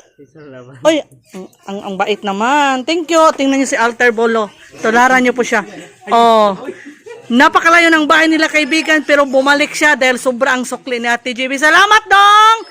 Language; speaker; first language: Filipino; non-native, local second language; Cebuano